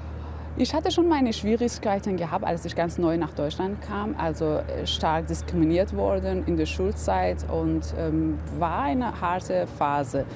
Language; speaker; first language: German; early bilingual, other home language; Persian